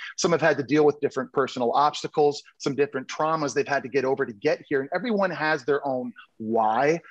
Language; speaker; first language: English; native; English